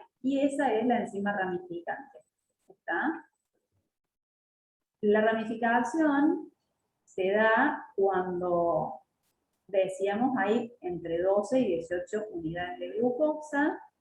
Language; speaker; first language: Spanish; native; Spanish